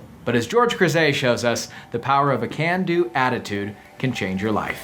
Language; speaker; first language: English; native; English